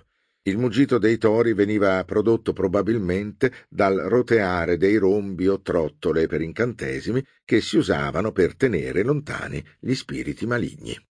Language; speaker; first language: Italian; native; Italian